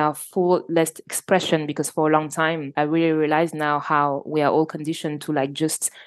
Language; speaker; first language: English; non-native, fluent; French